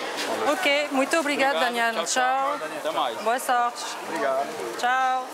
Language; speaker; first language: Portuguese; non-native, learner; French